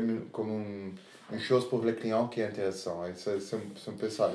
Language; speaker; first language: French; non-native, fluent; Portuguese